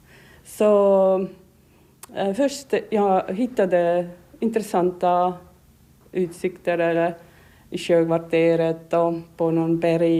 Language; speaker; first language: Swedish; non-native, learner; Estonian